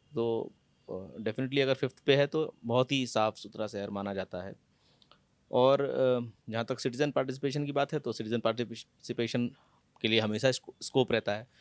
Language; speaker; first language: Hindi; native; Hindi